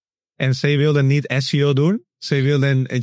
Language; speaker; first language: Dutch; non-native, learner; Spanish